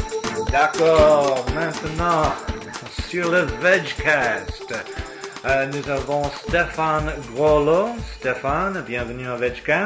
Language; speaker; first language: French; non-native, learner; English